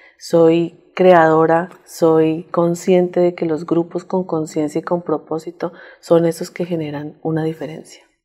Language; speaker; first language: Spanish; native; Spanish